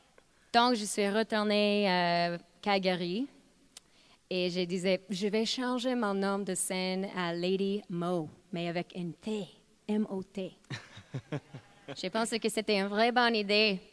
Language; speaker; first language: French; non-native, fluent; English